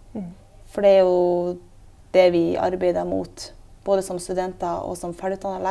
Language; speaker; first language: Norwegian; native; Norwegian